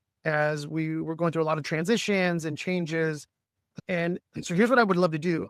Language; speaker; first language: English; native; English